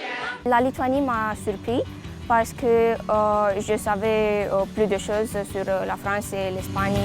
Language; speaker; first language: French; non-native, fluent; Romanian